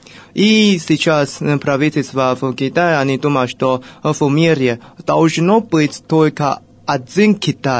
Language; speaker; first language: Russian; non-native, fluent; Chinese